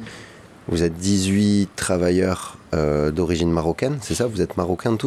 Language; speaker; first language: French; native; French